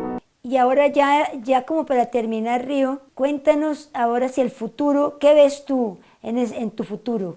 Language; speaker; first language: Spanish; native; Spanish